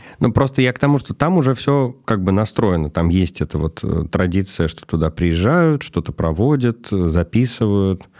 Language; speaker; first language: Russian; native; Russian